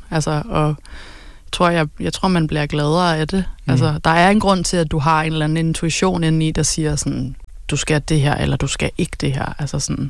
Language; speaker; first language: Danish; native; Danish